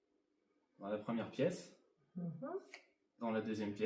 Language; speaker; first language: French; native; French